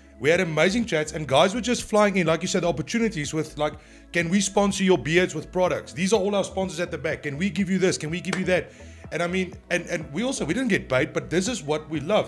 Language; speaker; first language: English; non-native, local second language; Afrikaans